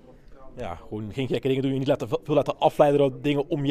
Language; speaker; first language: Dutch; native; Dutch